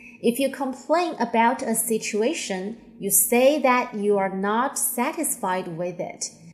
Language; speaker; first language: English; non-native, fluent; Chinese